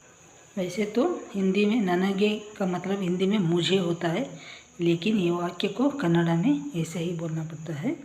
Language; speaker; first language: Hindi; non-native, local second language; Kannada